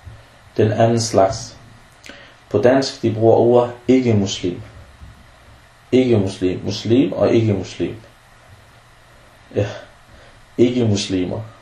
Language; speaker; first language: Danish; non-native, fluent; Arabic